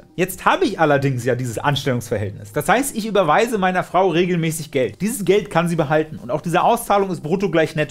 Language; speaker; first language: German; native; German